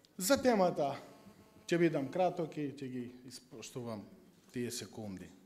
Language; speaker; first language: Macedonian; non-native, local second language; Albanian